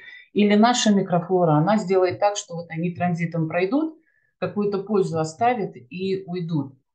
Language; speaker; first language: Russian; native; Russian